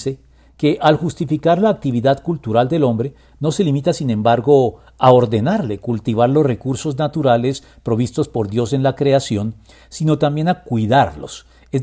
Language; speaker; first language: Spanish; native; Spanish